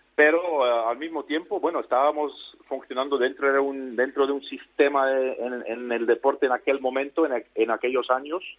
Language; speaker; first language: Spanish; non-native, fluent; Dutch